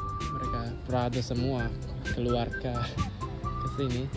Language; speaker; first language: Indonesian; non-native, fluent; Chinese